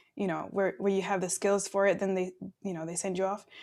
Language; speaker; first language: English; early bilingual, other home language; Spanish